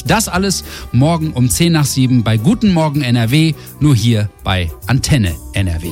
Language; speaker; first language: German; native; German